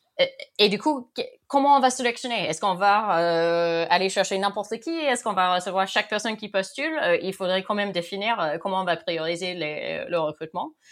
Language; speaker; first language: French; non-native, fluent; English